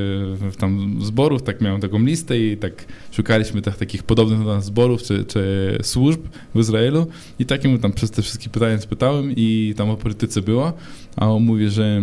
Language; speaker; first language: Polish; non-native, fluent; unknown